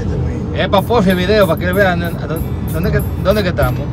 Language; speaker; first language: Spanish; native; Spanish